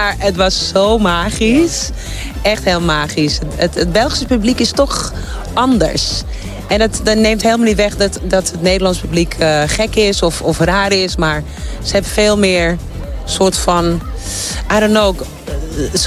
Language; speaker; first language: Dutch; native; Dutch